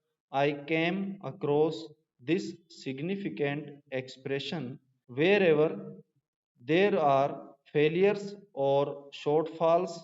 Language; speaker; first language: English; non-native, local second language; Hindi